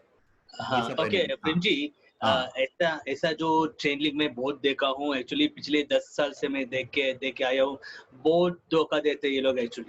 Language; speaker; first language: Hindi; non-native, local second language; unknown